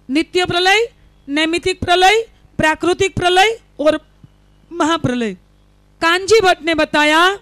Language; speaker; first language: Hindi; non-native, local second language; Gujarati